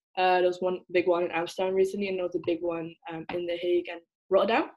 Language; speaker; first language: English; native; English